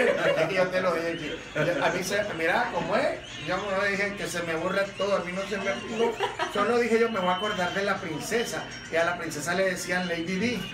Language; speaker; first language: Spanish; native; Spanish